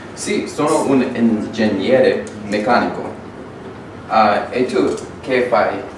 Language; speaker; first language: Italian; non-native, learner; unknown